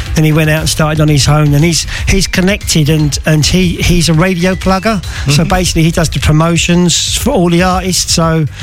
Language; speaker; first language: English; native; English